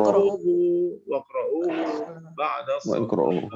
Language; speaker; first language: Arabic; non-native, fluent; Indonesian